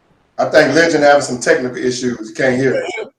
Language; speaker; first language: English; native; English